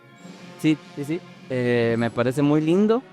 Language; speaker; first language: Spanish; native; Spanish